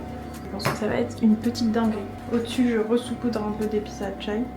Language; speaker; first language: French; native; French